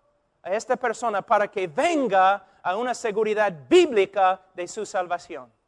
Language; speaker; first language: Spanish; non-native, fluent; English